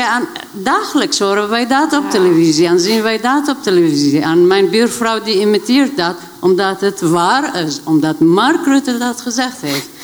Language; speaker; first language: Dutch; non-native, fluent; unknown